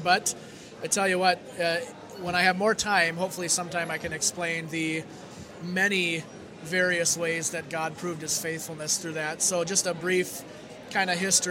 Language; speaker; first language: English; native; English